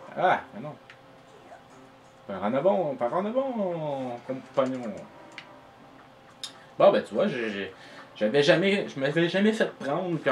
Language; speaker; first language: French; native; French